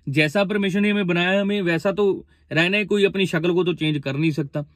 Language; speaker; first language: Hindi; non-native, local second language; Punjabi